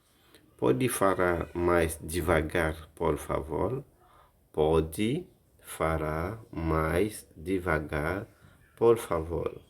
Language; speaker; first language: Portuguese; non-native, learner; Haitian Creole